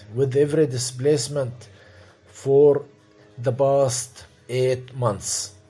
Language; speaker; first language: English; non-native, fluent; Arabic